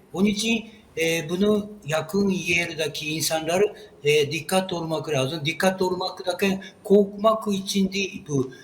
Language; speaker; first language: Turkish; non-native, learner; Japanese